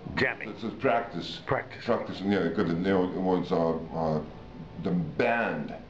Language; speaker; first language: English; non-native, fluent; Japanese